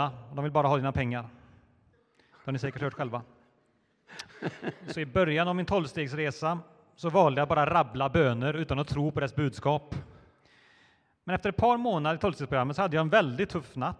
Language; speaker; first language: Swedish; native; Swedish